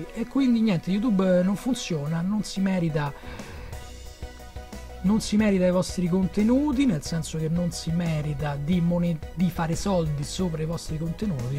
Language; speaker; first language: Italian; native; Italian